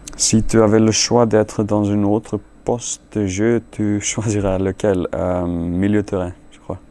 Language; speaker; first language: French; non-native, learner; Icelandic